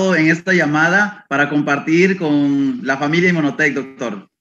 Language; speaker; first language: Spanish; native; Spanish